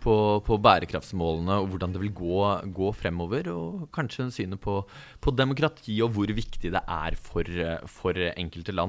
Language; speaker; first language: Norwegian; native; Norwegian